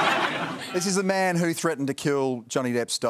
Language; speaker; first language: English; native; English